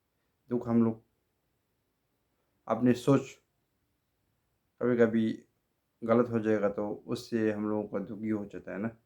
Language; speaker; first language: Hindi; non-native, local second language; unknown